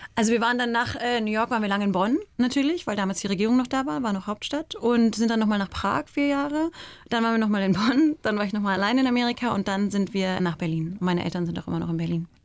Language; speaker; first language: German; native; German